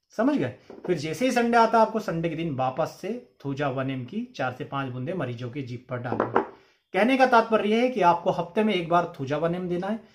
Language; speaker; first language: Hindi; native; Hindi